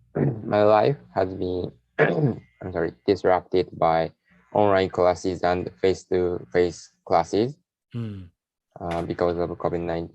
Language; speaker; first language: English; non-native, learner; Japanese